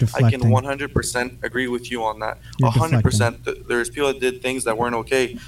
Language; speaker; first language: English; non-native, fluent; French